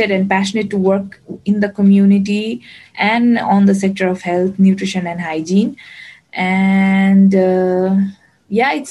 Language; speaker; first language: English; non-native, local second language; Nepali